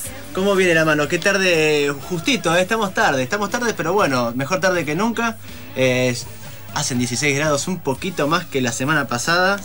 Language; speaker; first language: Spanish; native; Spanish